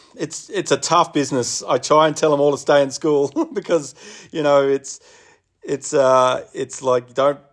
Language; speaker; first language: English; native; English